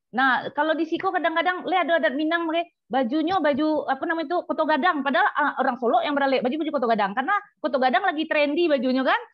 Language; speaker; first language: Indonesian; non-native, local second language; Minangkabau